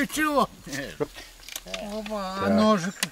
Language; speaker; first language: Russian; native; Russian